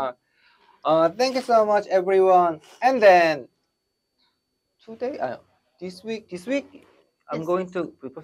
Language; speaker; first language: English; non-native, learner; Korean